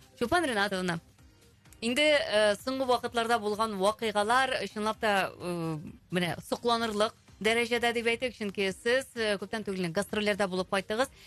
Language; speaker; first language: Tatar; native; Tatar